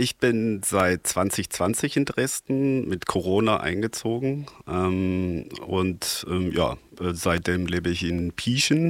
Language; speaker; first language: German; non-native, fluent; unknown